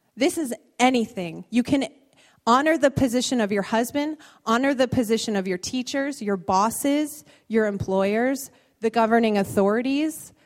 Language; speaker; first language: English; native; English